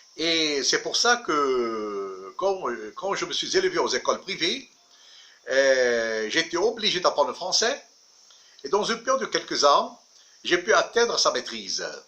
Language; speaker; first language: French; non-native, local second language; Arabic